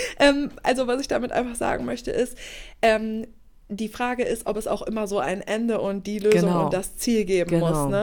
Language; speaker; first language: German; native; German